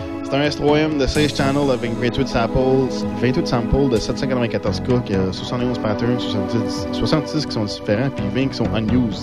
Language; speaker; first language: French; native; French